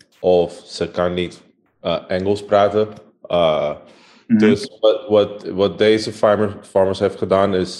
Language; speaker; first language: Dutch; non-native, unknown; Spanish